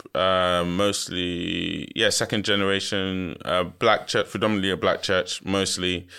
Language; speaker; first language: English; early bilingual, other home language; Yoruba